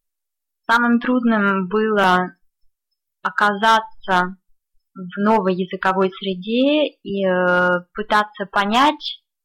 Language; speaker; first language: Russian; native; Russian